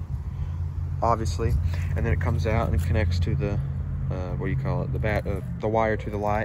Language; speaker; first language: English; native; English